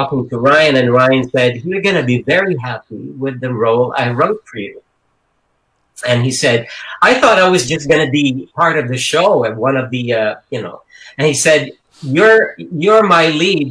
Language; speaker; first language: English; non-native, local second language; Filipino